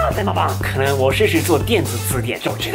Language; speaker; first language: Chinese; non-native, fluent; Japanese